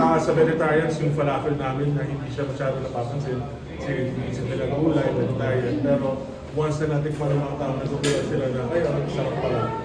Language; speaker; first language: Filipino; early bilingual, heritage; Filipino